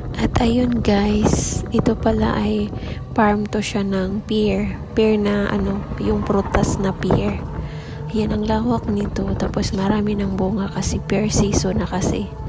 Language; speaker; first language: Filipino; non-native, local second language; Cebuano